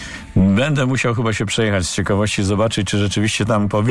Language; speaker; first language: Polish; native; Polish